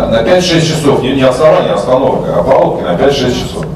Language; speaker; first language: Russian; native; Russian